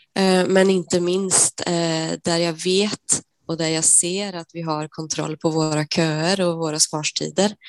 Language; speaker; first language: Swedish; native; Swedish